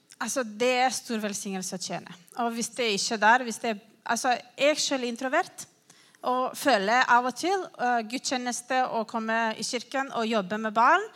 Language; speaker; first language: Norwegian; non-native, fluent; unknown